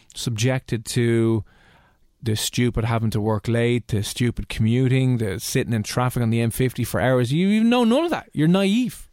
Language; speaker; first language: English; native; English